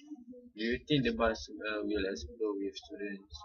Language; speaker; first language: English; non-native, local second language; Malay